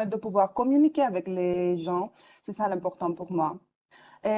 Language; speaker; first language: French; non-native, fluent; Greek